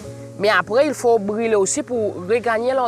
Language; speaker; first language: French; non-native, local second language; Seselwa Creole French